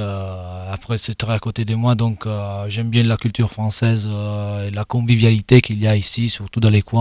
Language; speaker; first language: French; non-native, fluent; Italian